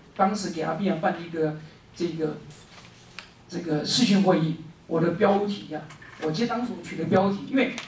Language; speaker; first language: Chinese; native; Chinese